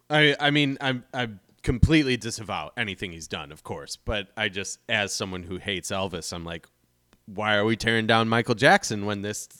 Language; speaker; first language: English; native; English